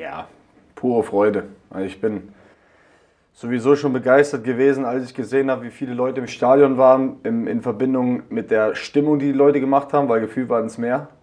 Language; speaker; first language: German; native; German